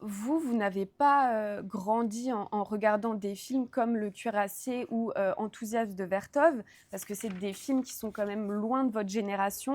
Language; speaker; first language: French; native; French